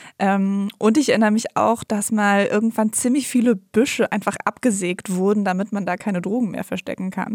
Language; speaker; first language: German; native; German